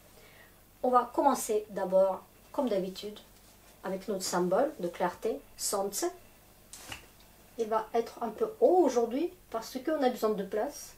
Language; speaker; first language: French; non-native, fluent; Russian